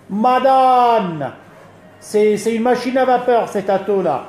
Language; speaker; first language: French; early bilingual, other home language; Italian